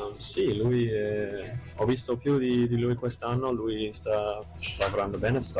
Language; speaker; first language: Italian; non-native, fluent; English